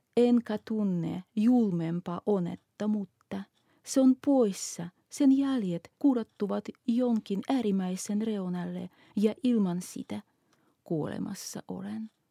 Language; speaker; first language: Finnish; non-native, fluent; Russian